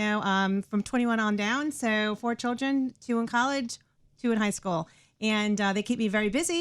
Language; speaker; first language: English; native; English